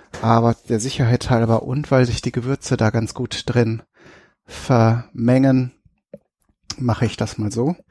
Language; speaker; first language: German; native; German